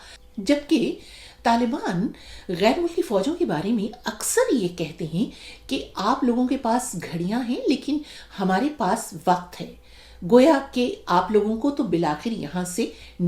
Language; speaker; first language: Urdu; native; Urdu